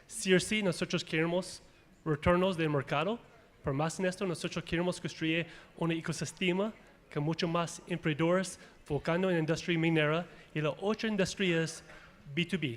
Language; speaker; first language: Spanish; non-native, fluent; English